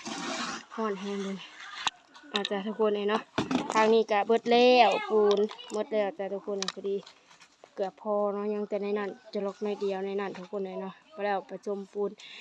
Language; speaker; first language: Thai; non-native, local second language; Northeastern Thai